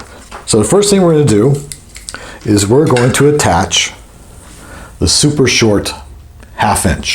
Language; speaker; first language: English; native; English